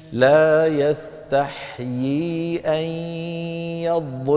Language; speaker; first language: Arabic; native; Arabic